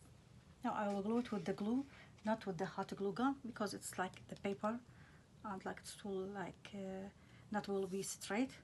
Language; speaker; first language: English; non-native, fluent; Arabic